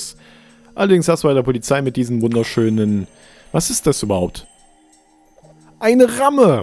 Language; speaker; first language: German; native; German